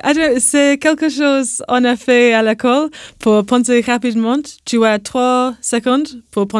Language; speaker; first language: French; non-native, learner; English